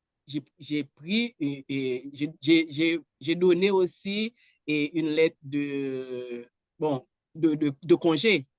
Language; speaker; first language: French; non-native, local second language; Haitian Creole